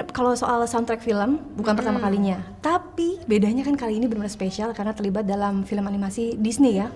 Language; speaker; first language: Indonesian; native; Indonesian